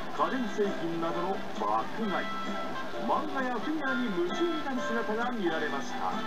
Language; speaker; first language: Japanese; native; Japanese